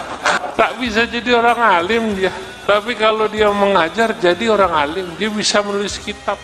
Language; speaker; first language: Indonesian; native; Indonesian